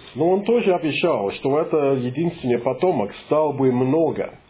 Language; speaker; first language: Russian; non-native, fluent; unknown